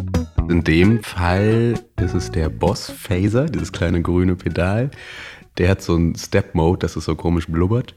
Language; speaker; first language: German; native; German